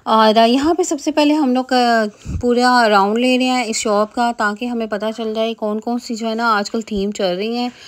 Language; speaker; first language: Urdu; native; Urdu